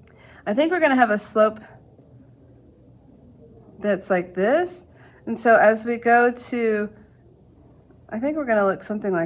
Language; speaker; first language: English; native; English